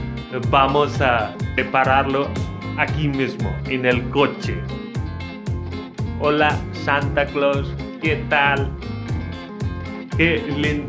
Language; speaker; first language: Spanish; non-native, fluent; Hindi